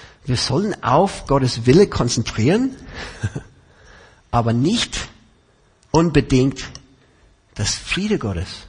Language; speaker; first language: German; non-native, fluent; English